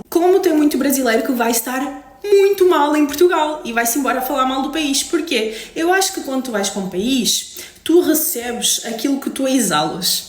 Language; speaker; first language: Portuguese; native; Portuguese